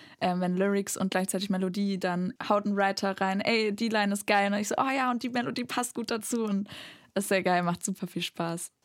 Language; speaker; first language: German; native; German